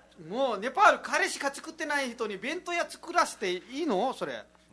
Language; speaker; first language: Japanese; non-native, fluent; Nepali